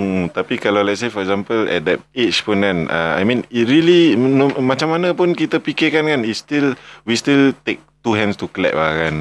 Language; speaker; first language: English; non-native, local second language; Malay